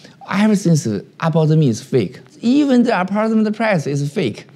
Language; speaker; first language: English; non-native, learner; Chinese